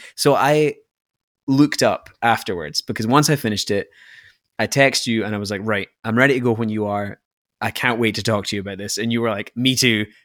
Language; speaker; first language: English; native; English